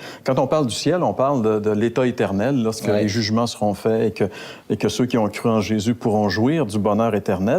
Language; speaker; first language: French; native; French